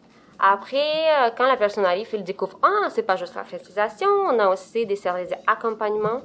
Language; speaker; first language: French; non-native, fluent; Romanian